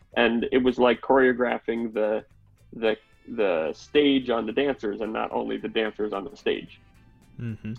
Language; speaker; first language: English; native; English